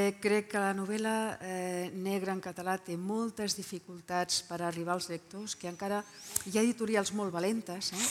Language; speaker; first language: Catalan; non-native, local second language; Spanish